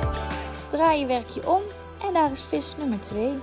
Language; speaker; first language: Dutch; native; Dutch